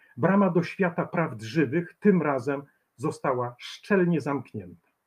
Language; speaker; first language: Polish; native; Polish